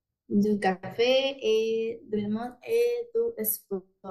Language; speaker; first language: French; non-native, learner; Spanish